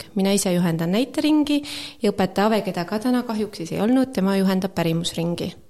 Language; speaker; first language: Estonian; native; Estonian